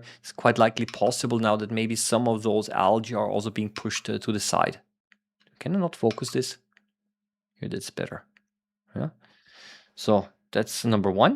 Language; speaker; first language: English; non-native, fluent; German